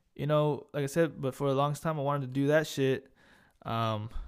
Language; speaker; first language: English; early bilingual, other home language; Spanish